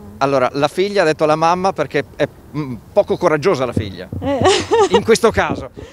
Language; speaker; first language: Italian; native; Italian